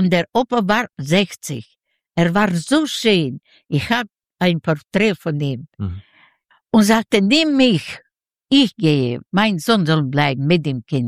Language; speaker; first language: German; non-native, learner; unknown